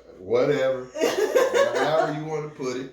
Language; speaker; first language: English; native; English